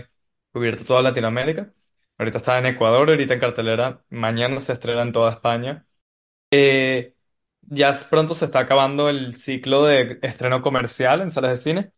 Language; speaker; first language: Spanish; native; Spanish